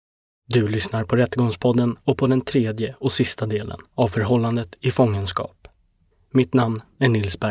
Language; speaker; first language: Swedish; native; Swedish